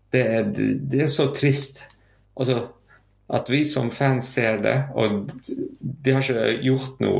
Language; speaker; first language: Norwegian; non-native, fluent; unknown